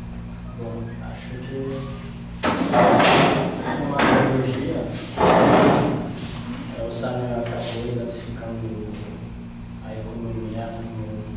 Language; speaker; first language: Portuguese; non-native, fluent; Haitian Creole